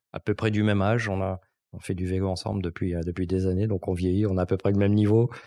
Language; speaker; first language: French; native; French